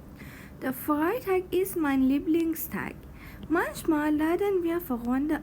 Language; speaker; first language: German; non-native, fluent; Persian